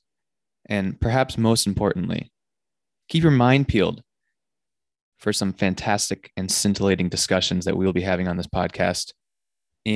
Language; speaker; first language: English; native; English